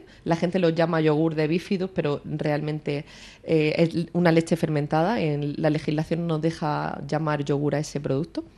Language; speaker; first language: Spanish; native; Spanish